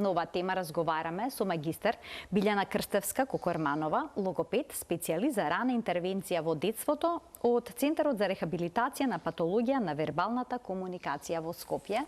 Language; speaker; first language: Macedonian; native; Macedonian